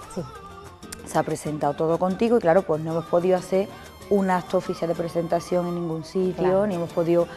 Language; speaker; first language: Spanish; native; Spanish